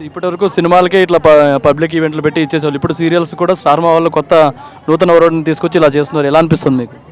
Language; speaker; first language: Telugu; native; Telugu